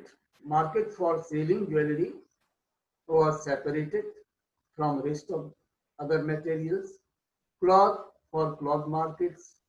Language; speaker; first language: English; non-native, local second language; Hindi